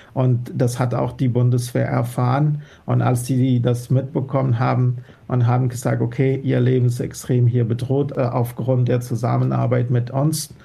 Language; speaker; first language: German; non-native, fluent; Persian